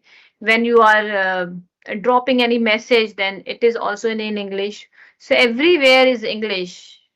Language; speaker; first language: English; non-native, learner; Hindi